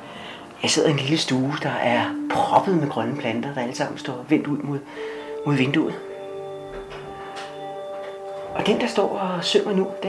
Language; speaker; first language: Danish; native; Danish